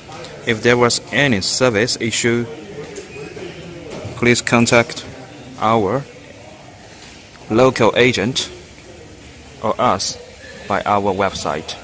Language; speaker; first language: English; non-native, learner; Chinese